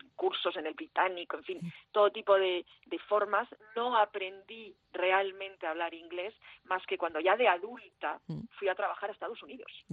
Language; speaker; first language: Spanish; early bilingual, heritage; French